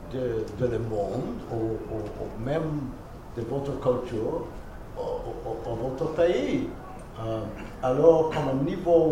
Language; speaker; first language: French; non-native, fluent; English